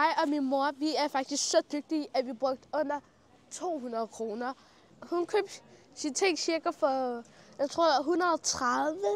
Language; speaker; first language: Danish; early bilingual, other home language; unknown